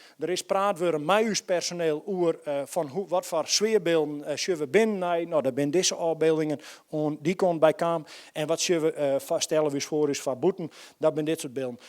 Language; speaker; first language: Dutch; non-native, local second language; Western Frisian